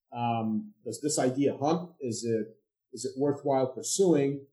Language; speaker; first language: English; non-native, fluent; Arabic